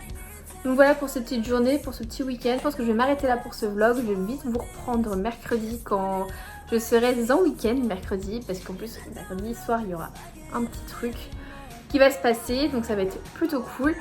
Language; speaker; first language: French; native; French